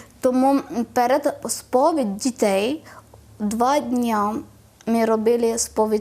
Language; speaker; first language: Ukrainian; non-native, learner; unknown